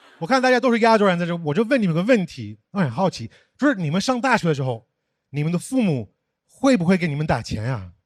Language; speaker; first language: Chinese; non-native, fluent; English